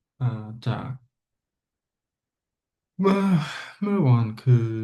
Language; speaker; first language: Thai; non-native, learner; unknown